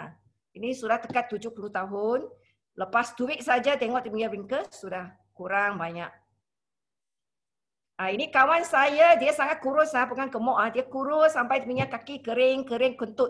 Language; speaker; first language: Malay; non-native, local second language; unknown